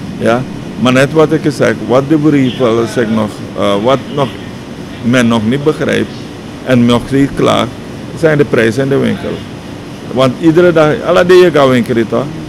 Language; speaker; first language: Dutch; native; Dutch